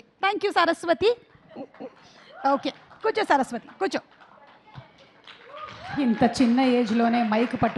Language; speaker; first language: Telugu; native; Telugu